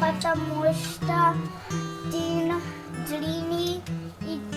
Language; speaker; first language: Russian; non-native, learner; English